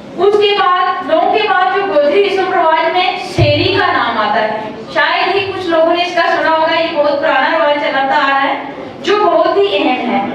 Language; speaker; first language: Urdu; non-native, local second language; Gujari